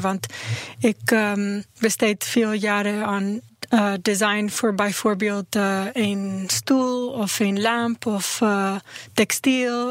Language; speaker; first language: Dutch; non-native, learner; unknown